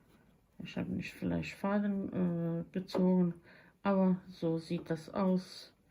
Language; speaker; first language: German; non-native, fluent; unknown